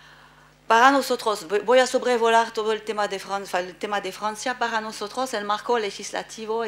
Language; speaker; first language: Spanish; non-native, fluent; French